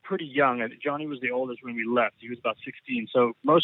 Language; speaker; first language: English; native; English